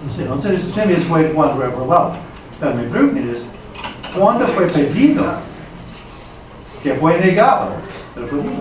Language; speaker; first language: Spanish; non-native, fluent; English